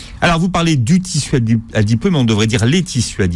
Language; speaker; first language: French; native; French